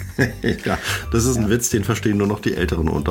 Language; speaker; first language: German; native; German